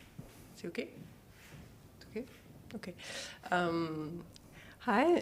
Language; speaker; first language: English; non-native, learner; French